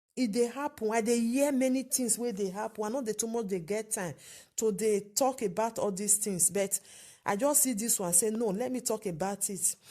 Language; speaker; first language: Nigerian Pidgin; native; Nigerian Pidgin